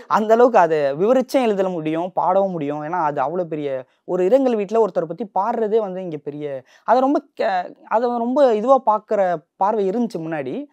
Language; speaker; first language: Tamil; native; Tamil